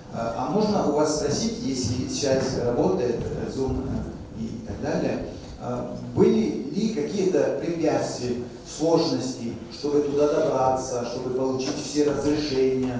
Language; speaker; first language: Russian; non-native, fluent; French